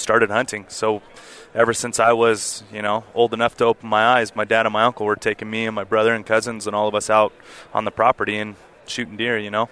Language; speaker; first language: English; native; English